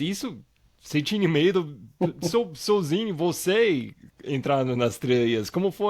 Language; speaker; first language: Portuguese; non-native, fluent; English